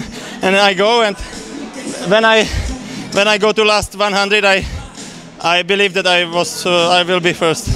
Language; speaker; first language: English; non-native, learner; Czech